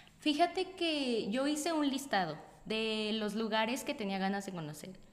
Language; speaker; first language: Spanish; native; Spanish